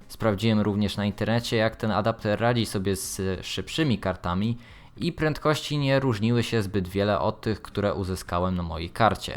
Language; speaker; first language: Polish; native; Polish